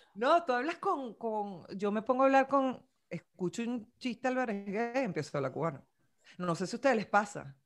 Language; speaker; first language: Spanish; non-native, local second language; Galician